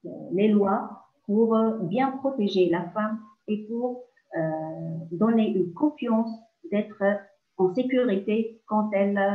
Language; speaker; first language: French; non-native, local second language; Arabic